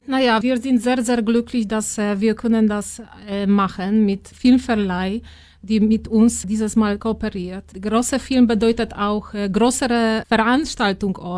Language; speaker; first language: German; non-native, fluent; Polish